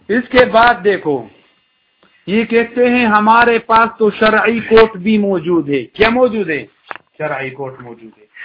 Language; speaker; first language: Urdu; non-native, local second language; Pashto